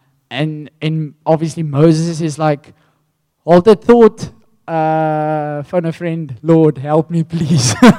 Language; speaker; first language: English; non-native, local second language; Afrikaans